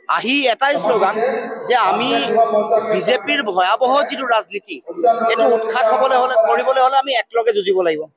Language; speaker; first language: Assamese; native; Assamese